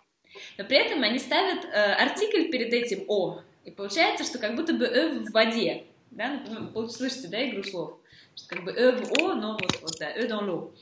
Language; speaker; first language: Russian; native; Russian